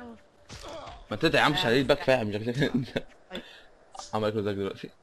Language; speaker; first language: Arabic; native; Arabic